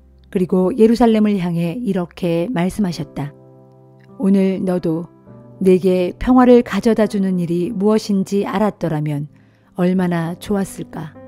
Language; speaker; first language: Korean; native; Korean